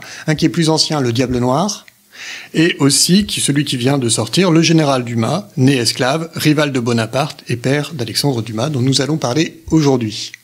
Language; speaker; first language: French; native; French